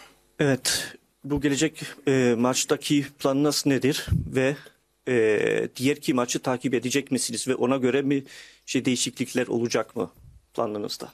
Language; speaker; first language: Turkish; early bilingual, heritage; Turkish